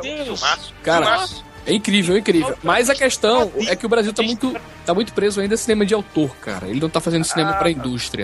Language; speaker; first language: Portuguese; native; Portuguese